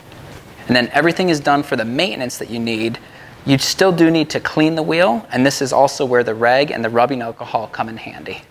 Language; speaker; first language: English; native; English